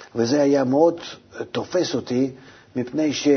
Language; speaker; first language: Hebrew; non-native, fluent; Russian